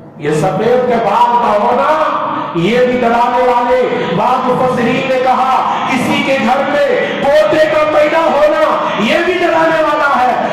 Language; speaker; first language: Urdu; non-native, local second language; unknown